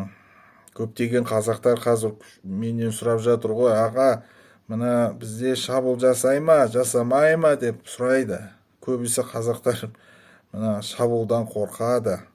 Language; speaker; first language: Kazakh; non-native, local second language; Russian